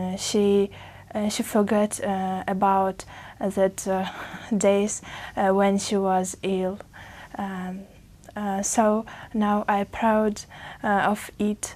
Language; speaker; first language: English; non-native, learner; Uzbek